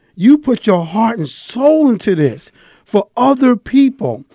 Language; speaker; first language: English; native; English